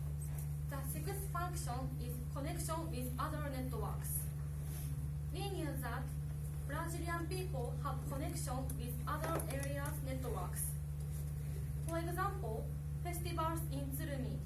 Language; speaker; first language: English; non-native, learner; Japanese